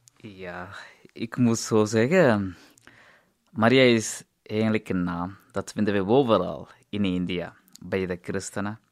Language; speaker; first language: Dutch; non-native, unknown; Tamil